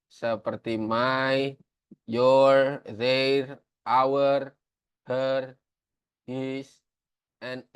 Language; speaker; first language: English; non-native, fluent; Indonesian